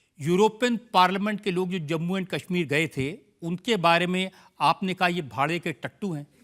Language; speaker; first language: Hindi; native; Hindi